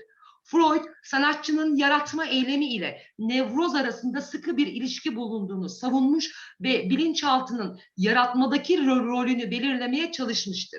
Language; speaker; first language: Turkish; native; Turkish